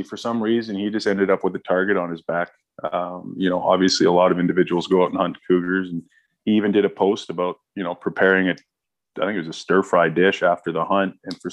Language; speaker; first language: English; native; English